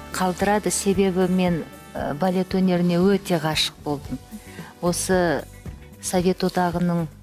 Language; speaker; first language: Kazakh; native; Kazakh